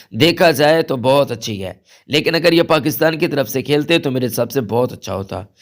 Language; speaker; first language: Urdu; native; Urdu